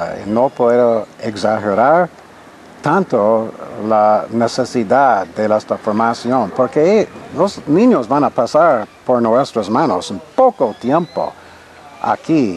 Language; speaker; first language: Spanish; non-native, fluent; English